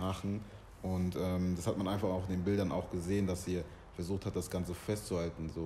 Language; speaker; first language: German; early bilingual, other home language; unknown